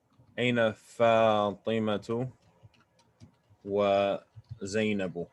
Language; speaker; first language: Arabic; non-native, fluent; English